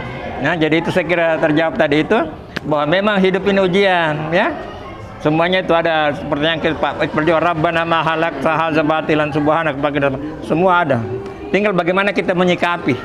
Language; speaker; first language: Indonesian; native; Indonesian